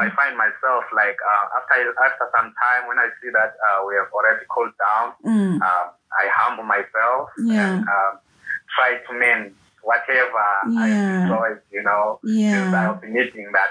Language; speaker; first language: English; non-native, local second language; North Ndebele